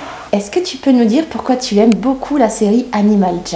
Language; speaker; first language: French; native; French